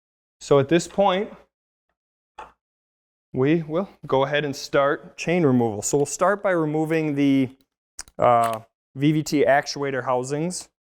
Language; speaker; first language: English; native; English